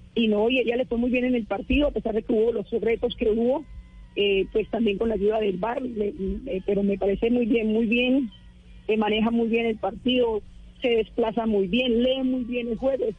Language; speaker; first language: Spanish; native; Spanish